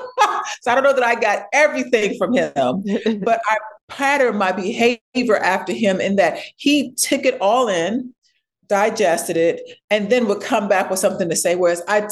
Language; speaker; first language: English; native; English